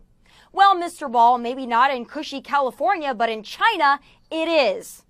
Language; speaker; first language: English; native; English